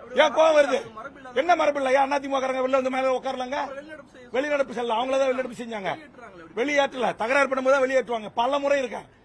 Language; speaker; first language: Tamil; native; Tamil